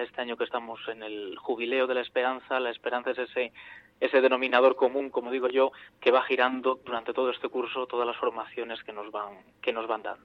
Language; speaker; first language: Spanish; native; Spanish